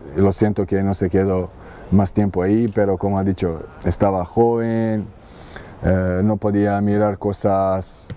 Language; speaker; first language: Spanish; non-native, learner; Serbian